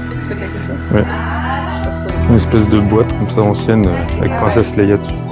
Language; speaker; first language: French; native; French